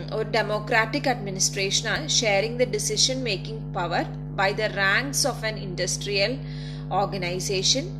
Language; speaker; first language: English; non-native, local second language; Malayalam